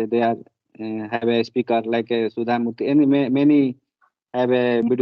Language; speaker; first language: English; non-native, learner; Hindi